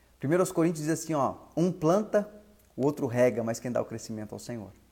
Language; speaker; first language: Portuguese; native; Portuguese